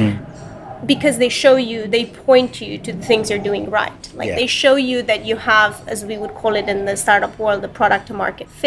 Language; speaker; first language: English; non-native, fluent; Romanian